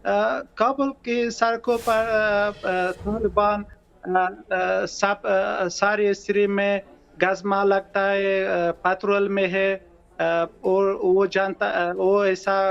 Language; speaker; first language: Hindi; non-native, local second language; Pashto